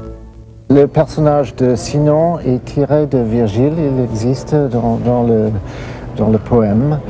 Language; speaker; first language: French; non-native, fluent; English